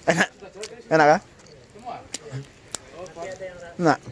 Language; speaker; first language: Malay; non-native, local second language; Javanese